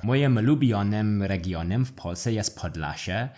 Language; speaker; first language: Polish; non-native, learner; English